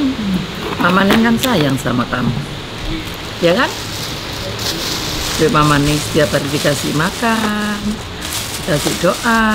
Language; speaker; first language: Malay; non-native, local second language; Javanese